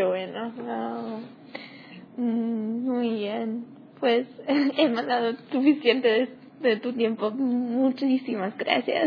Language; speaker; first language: Spanish; non-native, learner; English